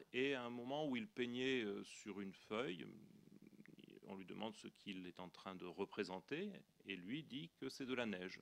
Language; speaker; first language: French; native; French